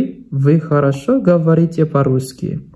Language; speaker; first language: Russian; non-native, fluent; Indonesian